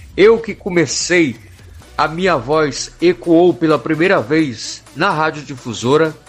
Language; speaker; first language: Portuguese; native; Portuguese